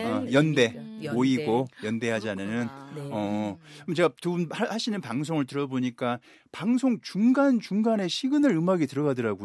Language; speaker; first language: Korean; native; Korean